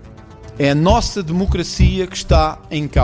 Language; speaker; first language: Portuguese; native; Portuguese